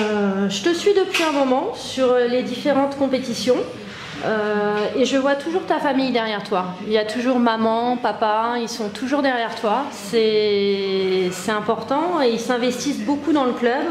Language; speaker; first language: French; native; French